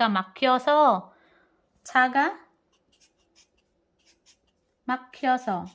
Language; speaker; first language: Korean; non-native, fluent; Filipino